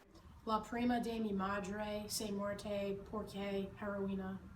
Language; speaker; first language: Spanish; non-native, learner; English